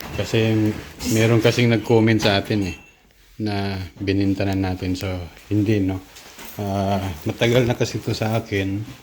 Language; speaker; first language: Filipino; non-native, local second language; Cebuano